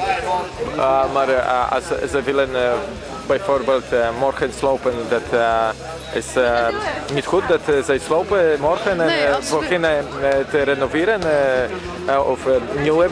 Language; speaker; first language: Dutch; non-native, learner; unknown